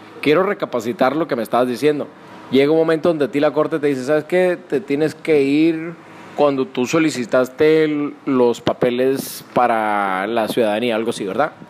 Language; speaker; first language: Spanish; native; Spanish